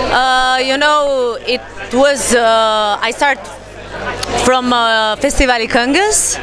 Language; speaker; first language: English; non-native, learner; Albanian